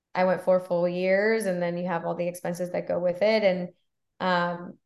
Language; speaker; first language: English; native; English